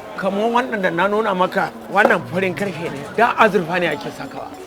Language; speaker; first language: Hausa; non-native, local second language; Kanuri